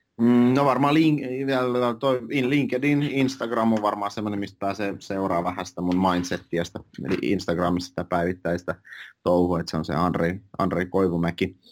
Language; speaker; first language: Finnish; early bilingual, other home language; Russian